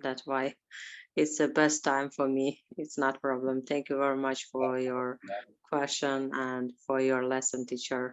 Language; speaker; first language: English; non-native, learner; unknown